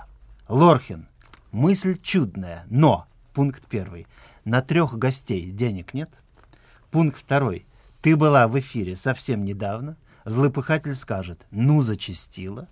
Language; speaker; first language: Russian; native; Russian